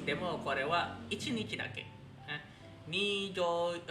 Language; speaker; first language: Japanese; non-native, learner; Indonesian